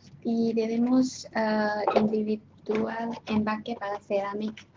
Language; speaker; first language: Spanish; non-native, learner; Chinese